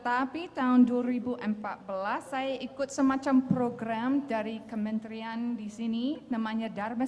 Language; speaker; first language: Indonesian; non-native, fluent; English